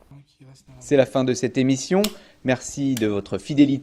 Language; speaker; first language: French; native; French